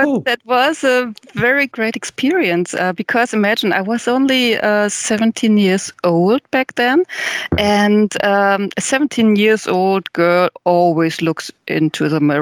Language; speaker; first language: English; non-native, fluent; German